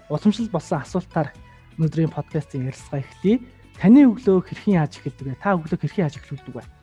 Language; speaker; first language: Mongolian; native; Mongolian